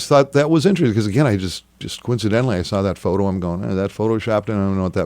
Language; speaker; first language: English; native; English